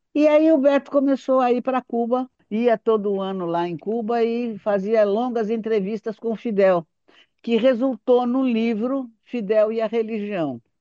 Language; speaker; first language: Portuguese; native; Portuguese